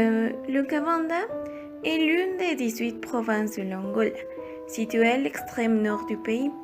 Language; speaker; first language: French; non-native, learner; Portuguese